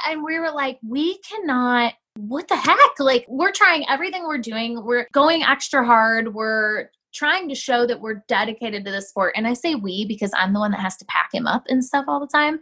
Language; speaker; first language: English; native; English